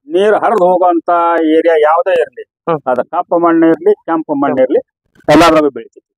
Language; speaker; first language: Kannada; native; Kannada